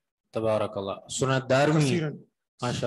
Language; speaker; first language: Arabic; non-native, fluent; Urdu